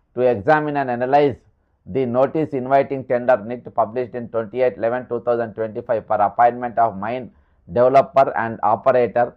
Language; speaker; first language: English; non-native, local second language; Telugu